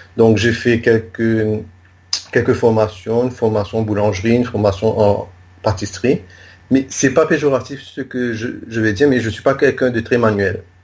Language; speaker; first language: French; non-native, local second language; Morisyen